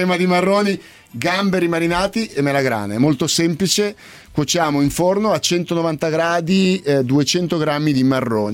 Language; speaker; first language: Italian; native; Italian